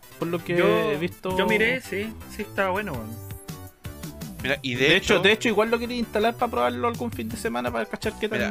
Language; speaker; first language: Spanish; native; Spanish